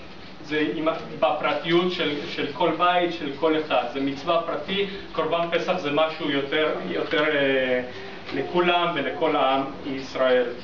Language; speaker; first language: Hebrew; non-native, fluent; English